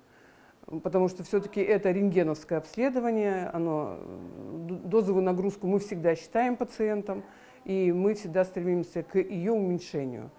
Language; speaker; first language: Russian; native; Russian